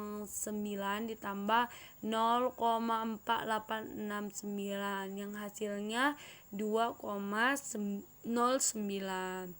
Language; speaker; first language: Indonesian; native; Indonesian